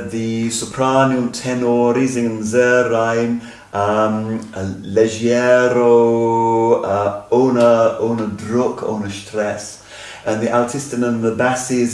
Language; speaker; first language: German; non-native, fluent; English